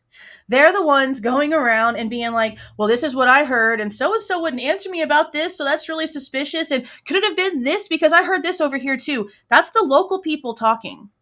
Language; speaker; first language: English; native; English